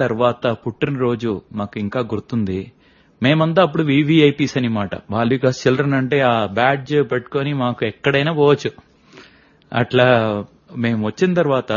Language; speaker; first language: Telugu; non-native, local second language; Malayalam